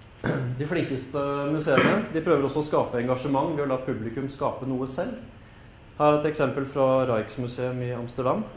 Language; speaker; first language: Norwegian; native; Norwegian